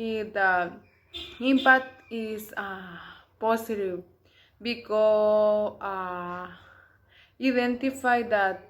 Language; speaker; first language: English; non-native, learner; Spanish